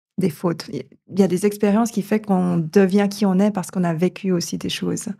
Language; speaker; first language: French; native; French